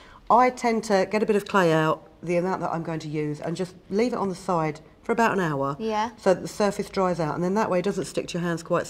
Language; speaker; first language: English; native; English